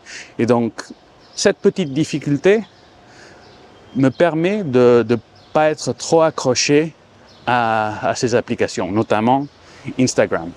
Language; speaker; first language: French; non-native, fluent; Spanish